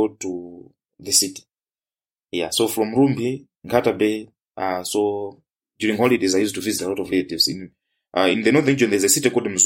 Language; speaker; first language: English; non-native, local second language; Tumbuka